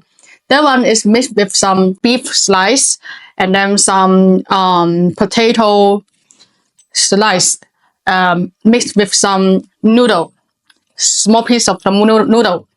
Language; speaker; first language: English; non-native, learner; Chinese